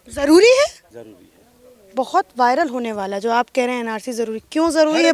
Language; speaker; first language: Hindi; native; Hindi